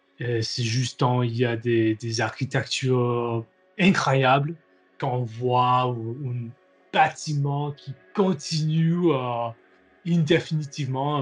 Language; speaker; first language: French; non-native, learner; English